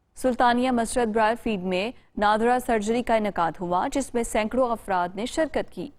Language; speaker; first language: Urdu; native; Urdu